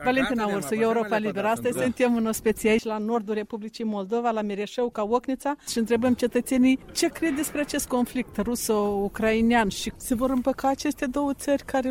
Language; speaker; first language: Romanian; native; Romanian